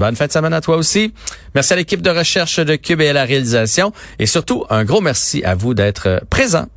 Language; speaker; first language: French; native; French